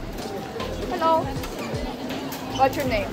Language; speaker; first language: English; non-native, learner; Korean